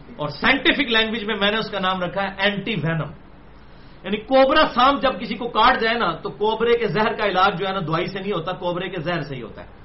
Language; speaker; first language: Urdu; non-native, local second language; Punjabi